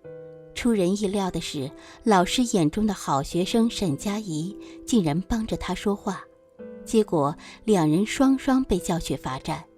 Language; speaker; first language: Chinese; native; Chinese